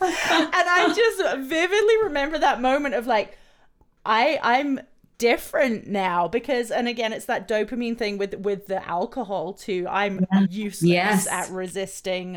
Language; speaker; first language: English; native; English